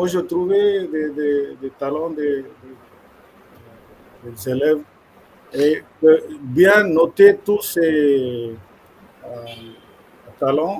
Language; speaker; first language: French; non-native, fluent; Malayalam